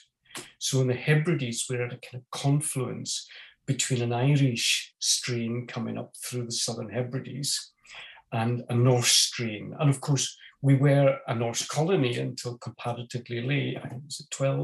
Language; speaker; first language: English; native; English